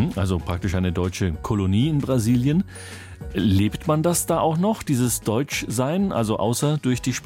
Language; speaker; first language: German; native; German